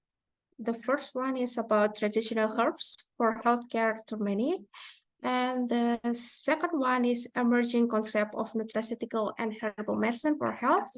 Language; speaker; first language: English; non-native, fluent; Indonesian